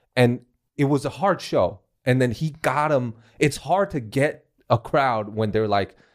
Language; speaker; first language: English; non-native, fluent; Chinese